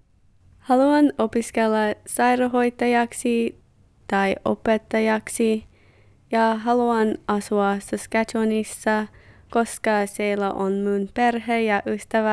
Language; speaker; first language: Finnish; non-native, learner; English